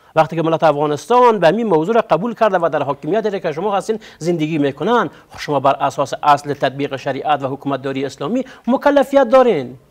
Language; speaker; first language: Persian; non-native, local second language; Pashto